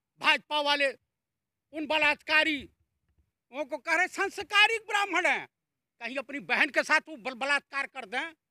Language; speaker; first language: Hindi; native; Hindi